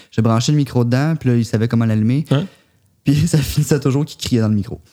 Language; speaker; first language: French; native; French